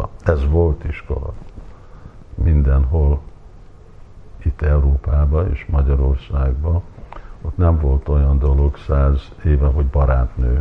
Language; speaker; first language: Hungarian; early bilingual, heritage; Hungarian